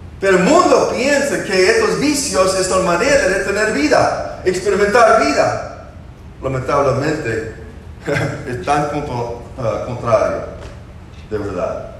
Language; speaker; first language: Spanish; non-native, fluent; English